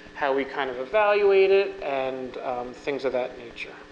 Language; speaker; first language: English; native; English